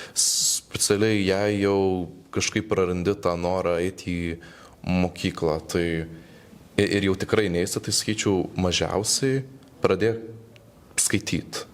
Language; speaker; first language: Lithuanian; early bilingual, heritage; Lithuanian